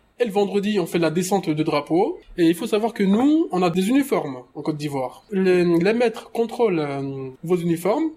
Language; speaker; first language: French; early bilingual, other home language; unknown